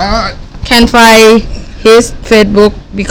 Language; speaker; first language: English; non-native, learner; Thai